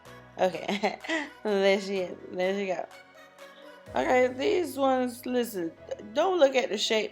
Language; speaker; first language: English; native; English